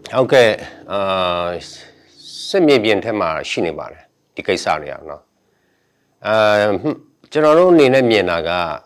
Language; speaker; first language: Burmese; non-native, local second language; S'gaw Karen